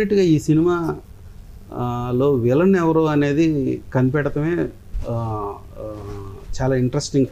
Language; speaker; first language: Telugu; native; Telugu